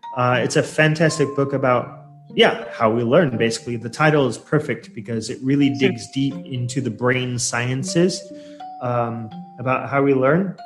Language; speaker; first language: English; native; English